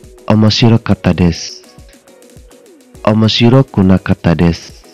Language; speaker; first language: Japanese; non-native, fluent; Indonesian